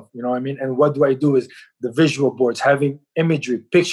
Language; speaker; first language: English; native; English